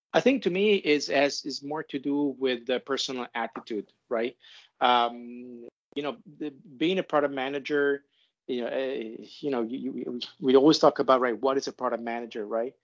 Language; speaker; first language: English; non-native, fluent; Italian